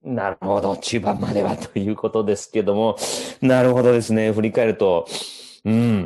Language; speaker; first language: Japanese; native; Japanese